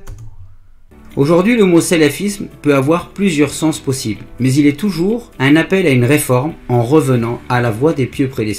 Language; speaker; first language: French; native; French